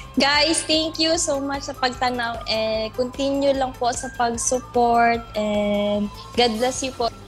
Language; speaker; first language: Cebuano; native; Cebuano